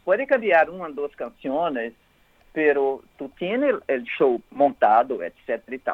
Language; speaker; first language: Spanish; non-native, learner; Portuguese